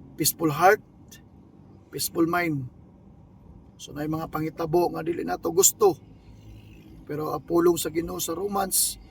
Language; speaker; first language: Cebuano; non-native, local second language; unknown